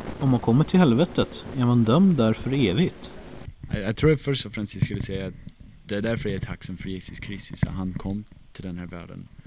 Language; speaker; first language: Swedish; non-native, fluent; English